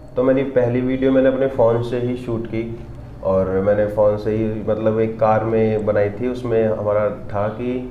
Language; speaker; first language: Hindi; non-native, local second language; Haryanvi